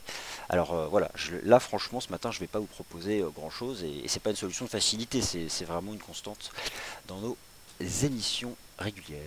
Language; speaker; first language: French; native; French